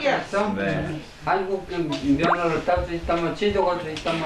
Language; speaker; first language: Korean; native; Korean